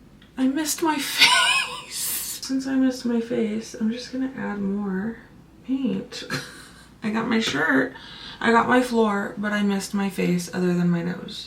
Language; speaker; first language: English; native; English